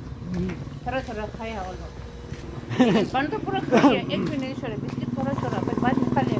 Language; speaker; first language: Hindi; non-native, local second language; Tibetan